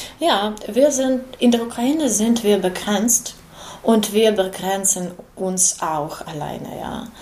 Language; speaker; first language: German; non-native, learner; Ukrainian